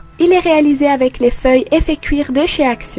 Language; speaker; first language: French; native; French